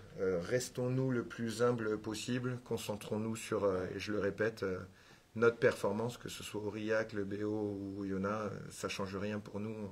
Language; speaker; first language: French; native; French